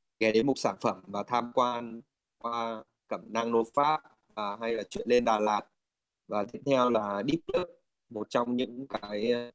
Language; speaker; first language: Vietnamese; native; Vietnamese